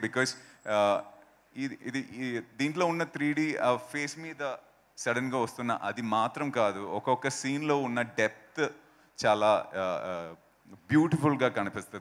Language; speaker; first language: Telugu; non-native, fluent; Malayalam